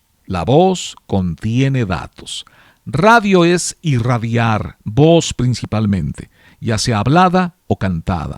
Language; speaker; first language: Spanish; native; Spanish